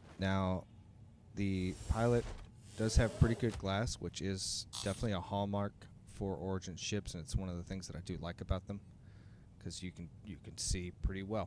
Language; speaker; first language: English; native; English